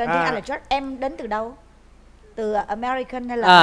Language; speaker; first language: Vietnamese; native; Vietnamese